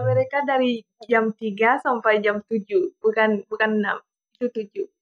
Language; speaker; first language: Indonesian; non-native, learner; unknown